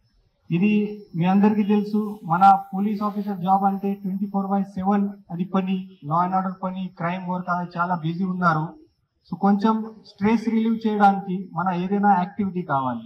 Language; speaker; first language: Telugu; non-native, fluent; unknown